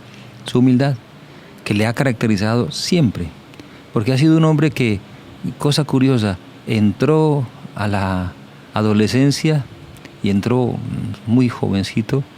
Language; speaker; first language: Spanish; native; Spanish